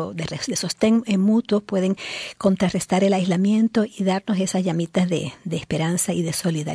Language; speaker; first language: Spanish; native; Spanish